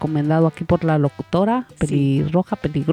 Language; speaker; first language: Spanish; native; Spanish